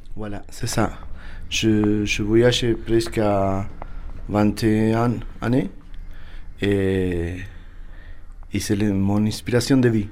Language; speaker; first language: French; non-native, learner; Spanish